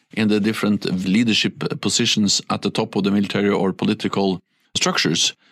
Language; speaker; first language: English; non-native, fluent; Norwegian